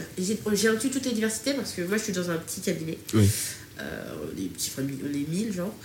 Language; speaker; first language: French; early bilingual, other home language; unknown